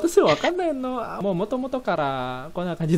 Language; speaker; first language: Japanese; non-native, learner; Indonesian